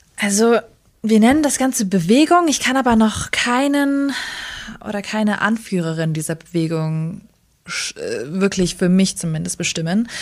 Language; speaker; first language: German; early bilingual, other home language; Kurdish